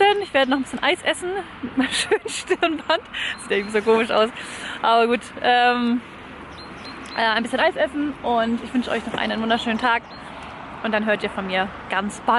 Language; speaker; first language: German; native; German